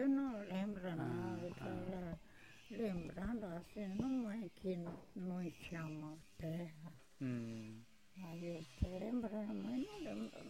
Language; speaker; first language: Portuguese; non-native, local second language; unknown